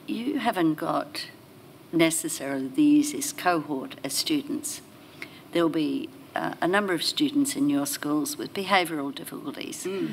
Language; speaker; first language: English; native; English